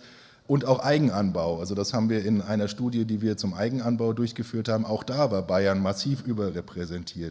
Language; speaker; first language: German; native; German